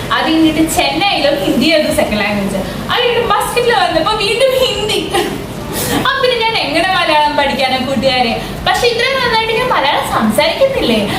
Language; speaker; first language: Malayalam; early bilingual, heritage; Malayalam